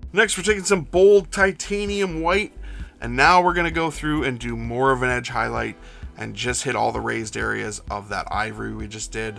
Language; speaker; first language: English; native; English